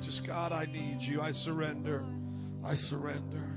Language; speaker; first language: English; native; English